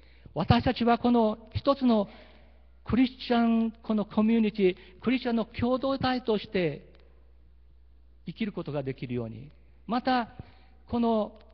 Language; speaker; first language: Japanese; early bilingual, heritage; Portuguese